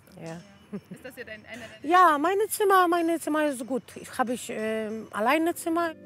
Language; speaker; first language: German; non-native, learner; Polish